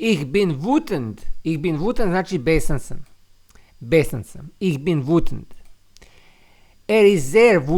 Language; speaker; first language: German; non-native, learner; Serbian